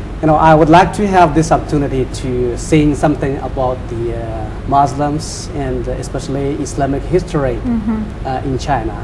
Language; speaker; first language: English; non-native, fluent; Chinese